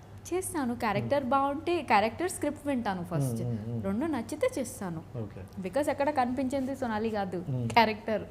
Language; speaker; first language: Telugu; non-native, learner; Odia